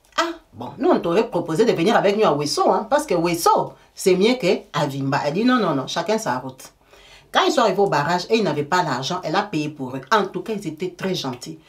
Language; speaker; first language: French; native; French